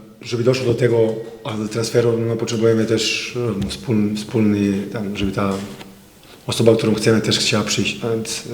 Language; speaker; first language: Polish; non-native, fluent; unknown